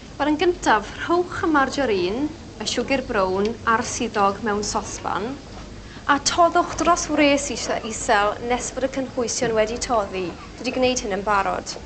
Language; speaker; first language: Welsh; native; Welsh